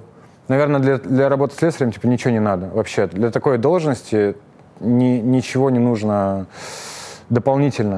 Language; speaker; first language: Russian; native; Russian